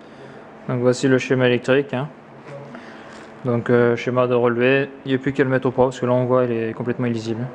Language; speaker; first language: French; native; French